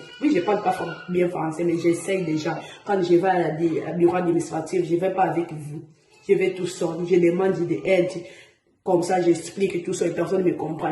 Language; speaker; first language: French; non-native, learner; Portuguese